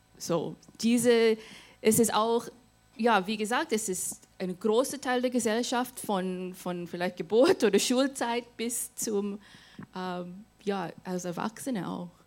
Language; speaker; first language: German; non-native, fluent; English